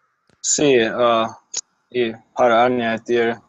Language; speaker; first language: Spanish; non-native, fluent; English